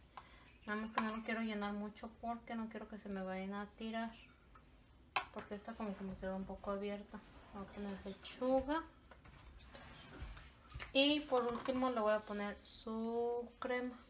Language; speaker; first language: Spanish; native; Spanish